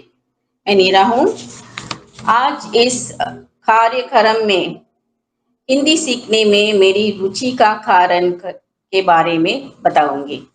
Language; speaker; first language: Hindi; non-native, learner; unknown